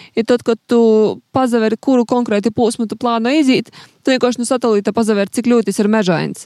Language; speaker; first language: Latvian; native; Latvian